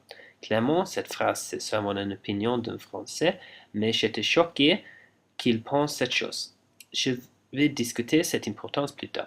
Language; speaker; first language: French; non-native, fluent; English